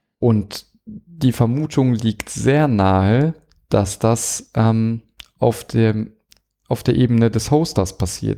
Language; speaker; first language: German; native; German